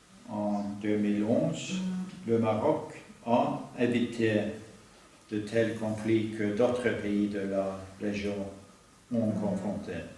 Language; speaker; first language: French; non-native, learner; Norwegian